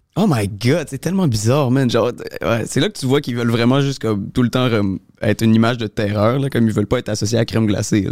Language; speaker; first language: French; native; French